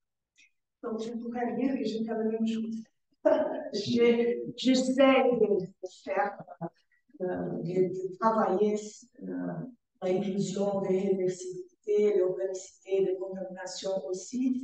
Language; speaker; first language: French; non-native, learner; Portuguese